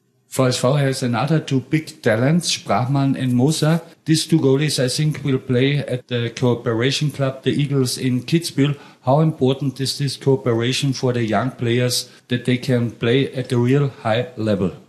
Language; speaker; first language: English; non-native, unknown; German